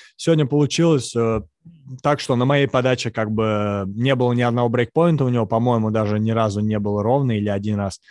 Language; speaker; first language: Russian; native; Russian